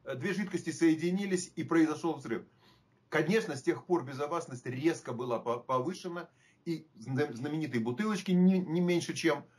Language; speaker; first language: Russian; native; Russian